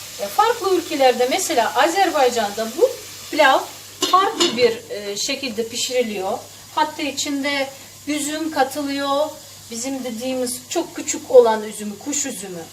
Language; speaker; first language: Turkish; non-native, fluent; Russian